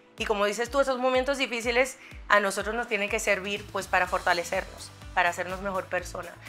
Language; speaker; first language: Spanish; non-native, fluent; Haitian Creole